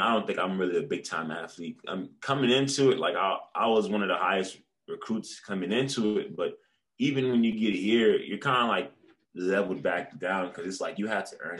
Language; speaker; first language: English; native; English